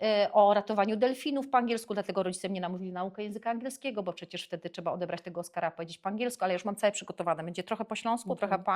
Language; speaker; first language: Polish; native; Polish